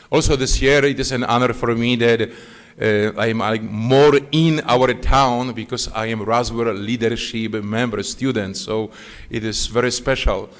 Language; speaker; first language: English; non-native, fluent; Polish